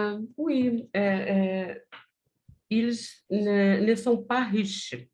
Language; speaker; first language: French; non-native, learner; Portuguese